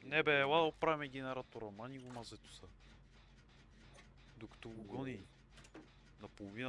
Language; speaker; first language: Bulgarian; native; Bulgarian